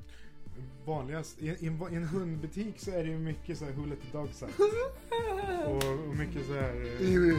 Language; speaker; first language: Swedish; native; Swedish